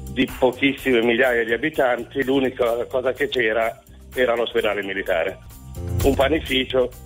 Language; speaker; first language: Italian; native; Italian